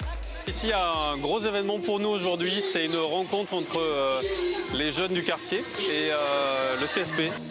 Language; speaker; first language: French; native; French